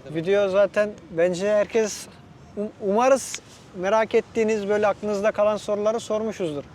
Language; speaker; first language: Turkish; native; Turkish